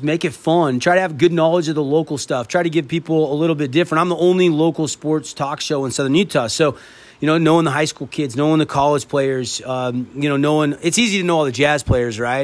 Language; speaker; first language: English; native; English